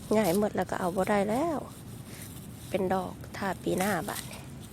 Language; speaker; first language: Thai; native; Thai